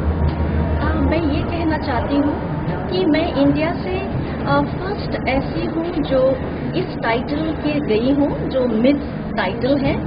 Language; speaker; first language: Hindi; early bilingual, heritage; Hindi